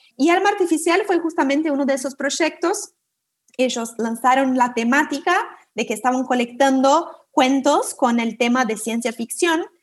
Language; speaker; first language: Spanish; non-native, fluent; Portuguese